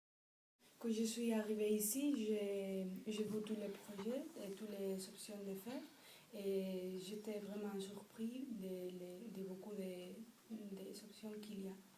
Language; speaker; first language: French; non-native, fluent; Spanish